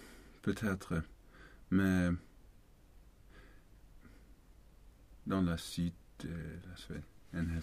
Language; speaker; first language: French; non-native, learner; Swedish